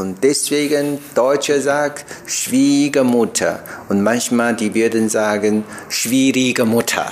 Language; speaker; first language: German; non-native, learner; Chinese